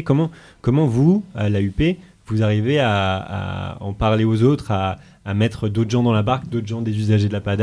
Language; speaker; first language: French; native; French